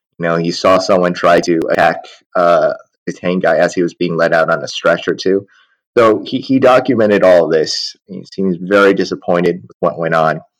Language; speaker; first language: English; early bilingual, other home language; Chinese